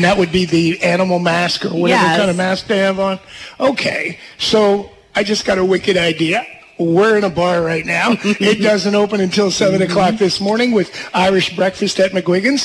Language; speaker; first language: English; native; English